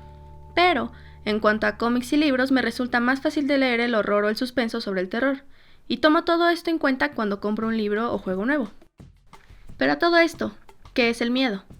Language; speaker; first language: Spanish; native; Spanish